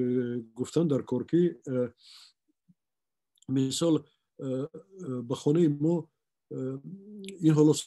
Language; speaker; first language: Persian; non-native, local second language; Shughni